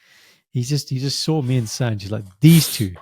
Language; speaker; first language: English; early bilingual, other home language; Punjabi